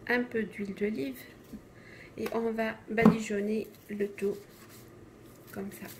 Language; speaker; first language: French; non-native, local second language; Arabic